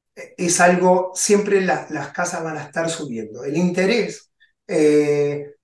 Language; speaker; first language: Spanish; native; Spanish